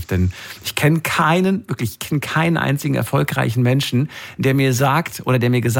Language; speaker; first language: German; native; German